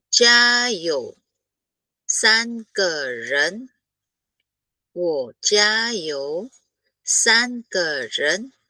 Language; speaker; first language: Chinese; non-native, fluent; Filipino